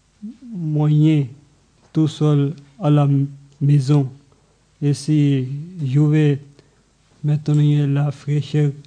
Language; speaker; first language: French; non-native, learner; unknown